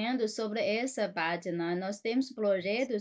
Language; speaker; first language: Portuguese; non-native, fluent; Chinese